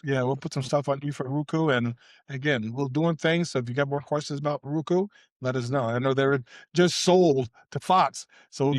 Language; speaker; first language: English; native; English